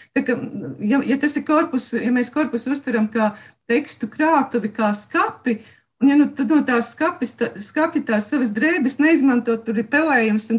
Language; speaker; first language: Latvian; native; Latvian